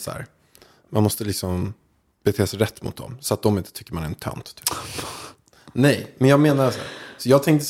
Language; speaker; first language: Swedish; native; Swedish